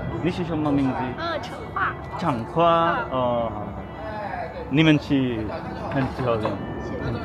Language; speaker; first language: Chinese; non-native, learner; Bangla